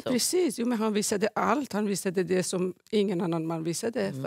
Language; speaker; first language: Swedish; non-native, fluent; Persian